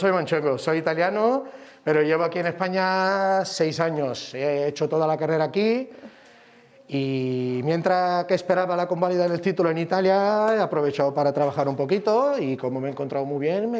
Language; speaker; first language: Spanish; non-native, fluent; Italian